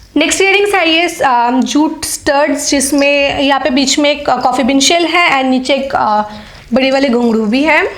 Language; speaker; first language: Hindi; non-native, local second language; Bangla